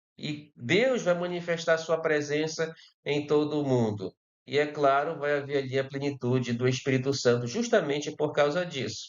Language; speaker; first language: Portuguese; native; Portuguese